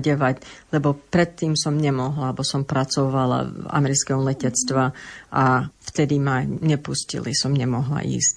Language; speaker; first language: Slovak; early bilingual, heritage; English